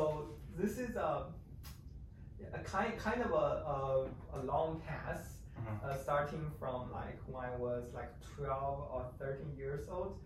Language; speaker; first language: English; non-native, fluent; Chinese